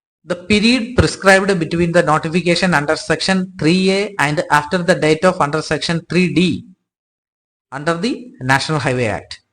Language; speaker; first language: English; non-native, local second language; Malayalam